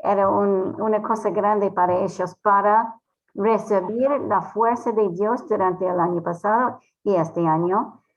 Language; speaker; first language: Spanish; non-native, fluent; English